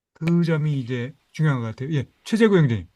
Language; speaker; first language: Korean; native; Korean